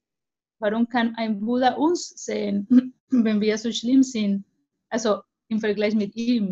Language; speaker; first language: German; non-native, fluent; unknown